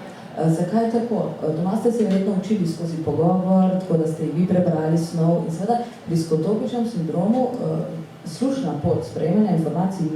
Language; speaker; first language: Slovenian; native; Slovenian